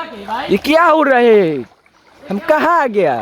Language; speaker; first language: Hindi; non-native, learner; Bangla